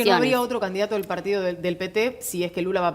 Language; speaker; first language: Spanish; native; Spanish